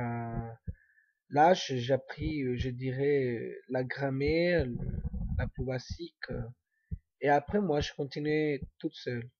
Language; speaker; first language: French; non-native, fluent; Spanish